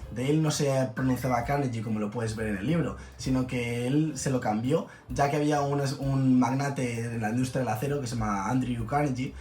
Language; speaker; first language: Spanish; native; Spanish